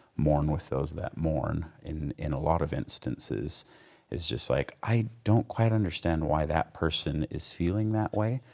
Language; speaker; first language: English; native; English